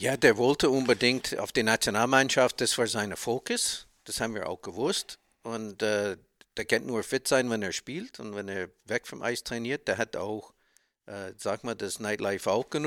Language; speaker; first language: German; non-native, learner; English